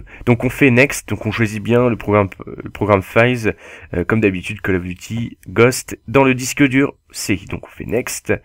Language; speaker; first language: French; native; French